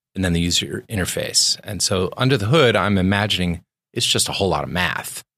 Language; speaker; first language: English; native; English